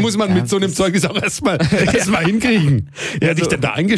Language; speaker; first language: German; native; German